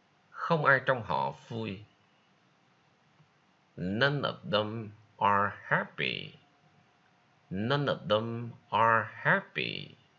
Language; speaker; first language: English; non-native, fluent; Vietnamese